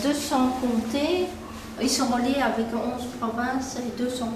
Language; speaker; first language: French; non-native, fluent; Korean